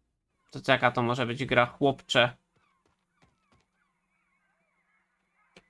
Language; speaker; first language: Polish; native; Polish